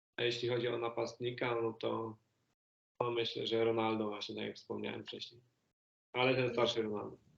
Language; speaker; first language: Polish; native; Polish